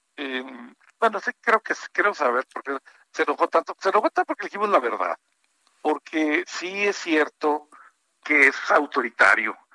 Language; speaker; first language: Spanish; native; Spanish